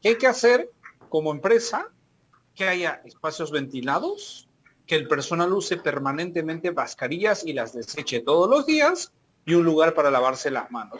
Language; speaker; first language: Spanish; native; Spanish